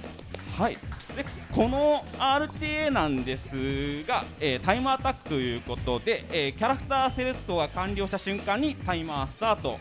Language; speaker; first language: Japanese; native; Japanese